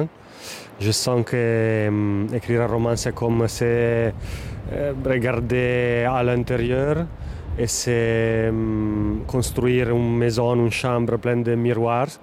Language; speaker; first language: French; non-native, fluent; Italian